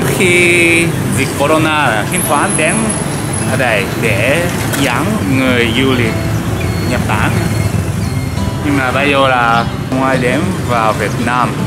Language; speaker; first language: Vietnamese; non-native, learner; Japanese